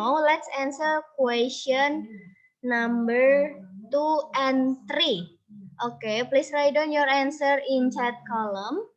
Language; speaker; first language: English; non-native, learner; Indonesian